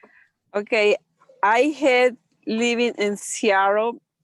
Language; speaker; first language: English; non-native, learner; Spanish